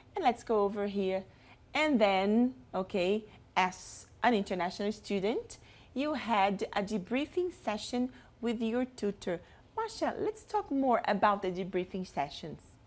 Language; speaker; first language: English; non-native, fluent; Portuguese